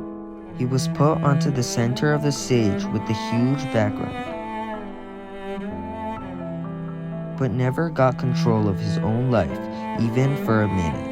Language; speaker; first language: English; non-native, fluent; Chinese